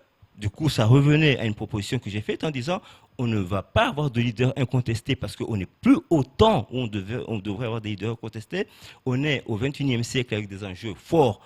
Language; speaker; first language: French; native; French